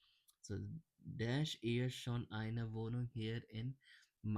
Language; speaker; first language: German; non-native, learner; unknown